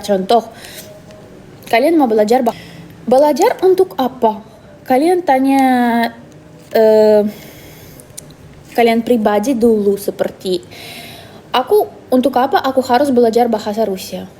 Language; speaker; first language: Indonesian; non-native, fluent; Russian